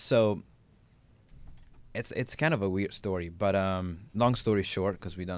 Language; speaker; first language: English; non-native, fluent; Italian